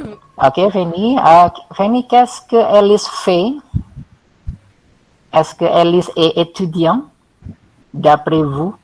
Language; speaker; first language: French; non-native, fluent; Indonesian